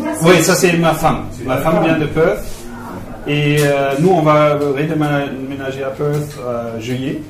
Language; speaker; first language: French; non-native, fluent; German